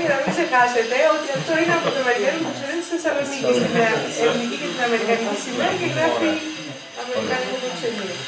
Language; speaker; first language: Greek; native; Greek